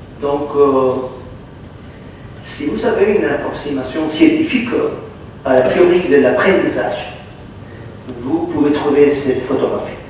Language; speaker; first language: French; non-native, fluent; Catalan